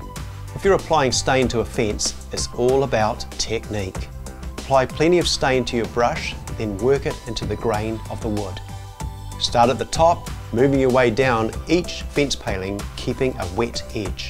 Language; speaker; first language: English; native; English